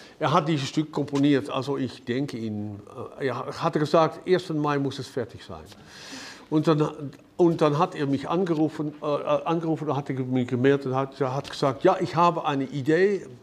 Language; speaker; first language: German; non-native, fluent; Dutch